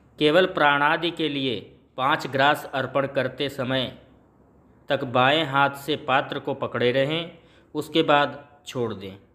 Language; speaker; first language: Hindi; native; Hindi